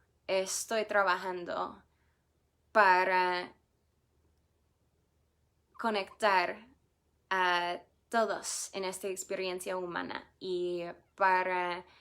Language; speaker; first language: Spanish; non-native, fluent; English